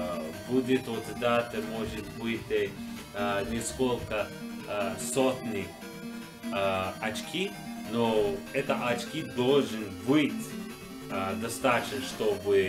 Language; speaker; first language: Russian; non-native, learner; English